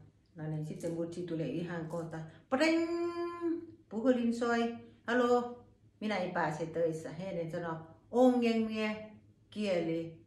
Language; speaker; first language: Finnish; non-native, learner; Thai